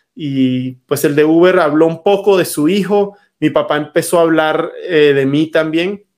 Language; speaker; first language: Spanish; native; Spanish